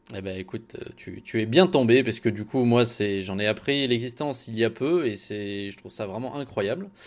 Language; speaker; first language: French; native; French